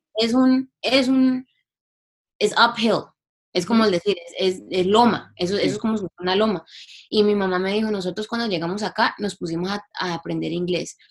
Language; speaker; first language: Spanish; early bilingual, heritage; English